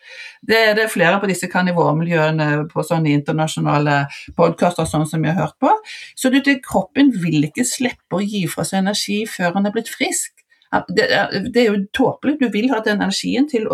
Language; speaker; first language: Norwegian; native; Norwegian